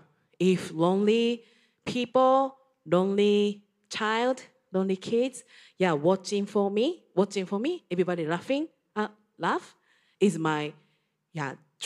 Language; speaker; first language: English; non-native, learner; Japanese